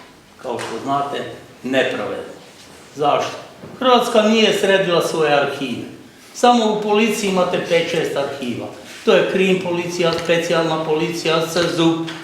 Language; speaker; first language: Croatian; native; Croatian